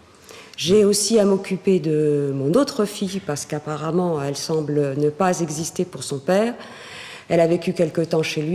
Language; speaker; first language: French; native; French